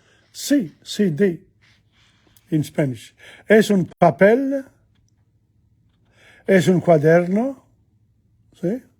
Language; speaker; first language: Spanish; non-native, learner; Italian